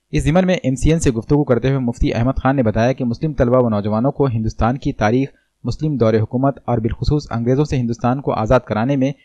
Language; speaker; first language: Urdu; native; Urdu